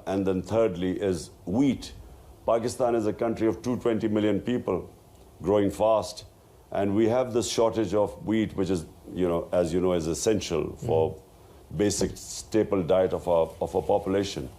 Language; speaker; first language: English; non-native, local second language; Urdu